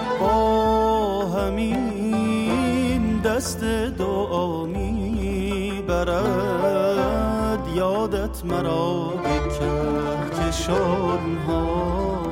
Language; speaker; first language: Persian; native; Persian